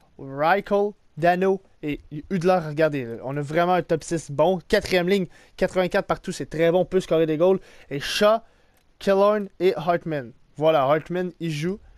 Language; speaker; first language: French; native; French